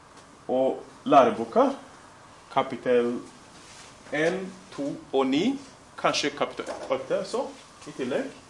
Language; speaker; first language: Norwegian; non-native, fluent; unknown